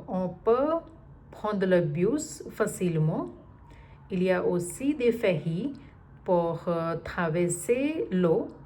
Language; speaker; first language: French; non-native, learner; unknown